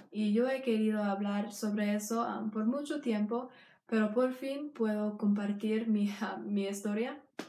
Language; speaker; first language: Spanish; non-native, fluent; English